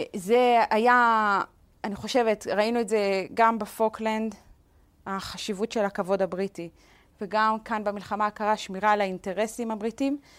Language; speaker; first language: Hebrew; native; Hebrew